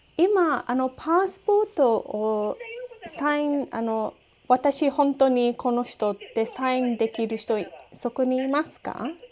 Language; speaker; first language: Japanese; non-native, learner; English